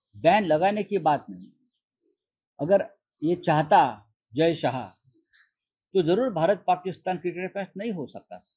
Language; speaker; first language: Hindi; non-native, local second language; Marathi